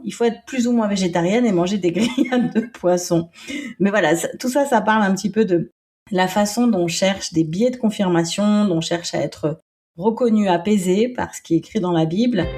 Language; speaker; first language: French; native; French